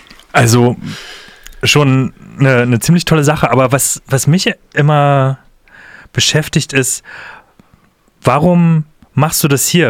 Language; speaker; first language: German; native; German